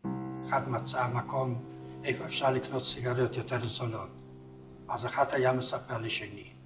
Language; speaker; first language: Hebrew; non-native, fluent; Yiddish